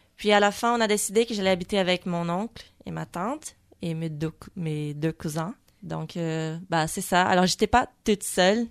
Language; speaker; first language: French; non-native, fluent; Portuguese